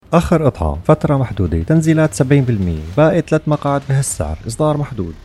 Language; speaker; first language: Arabic; native; Arabic